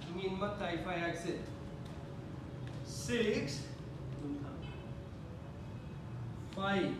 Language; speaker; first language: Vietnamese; non-native, learner; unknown